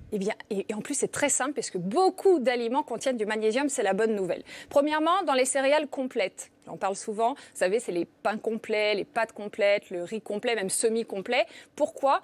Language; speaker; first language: French; native; French